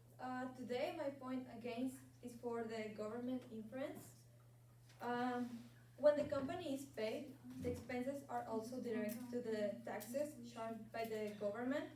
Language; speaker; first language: English; non-native, fluent; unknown